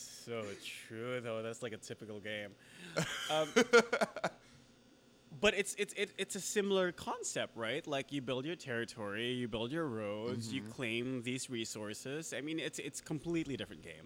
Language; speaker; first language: English; non-native, local second language; Filipino